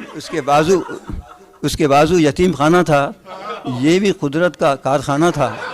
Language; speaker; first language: Urdu; native; Urdu